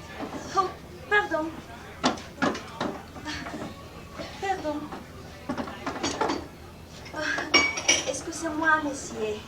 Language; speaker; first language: French; non-native, fluent; Spanish